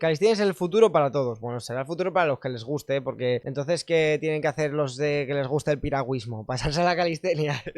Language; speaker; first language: Spanish; native; Spanish